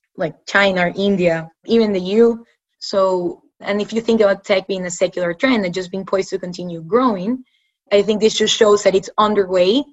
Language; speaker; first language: English; non-native, fluent; Spanish